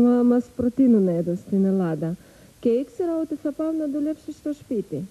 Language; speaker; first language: Greek; non-native, learner; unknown